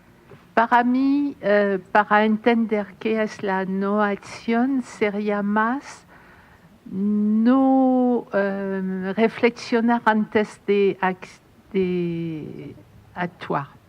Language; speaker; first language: Spanish; non-native, fluent; French